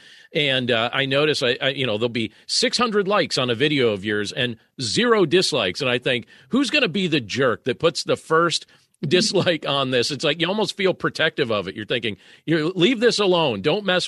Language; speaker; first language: English; native; English